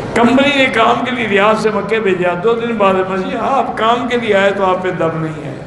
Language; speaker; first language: Urdu; native; Urdu